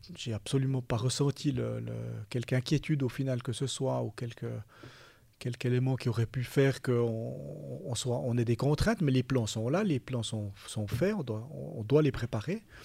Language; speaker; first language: French; native; French